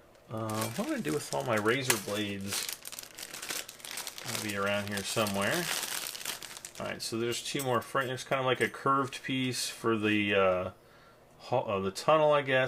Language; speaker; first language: English; native; English